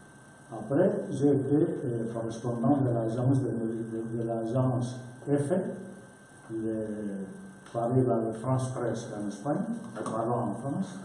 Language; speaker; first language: French; non-native, learner; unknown